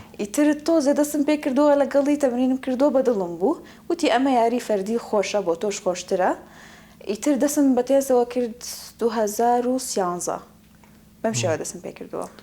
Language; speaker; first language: Central Kurdish; non-native, local second language; Arabic